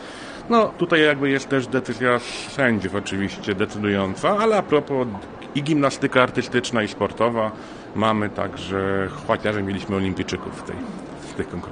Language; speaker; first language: Polish; native; Polish